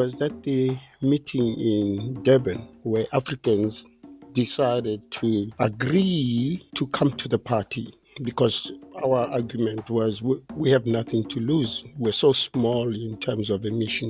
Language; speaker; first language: English; non-native, local second language; Tswana